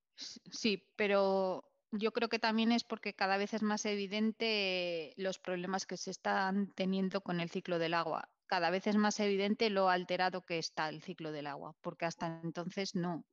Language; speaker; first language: Spanish; native; Spanish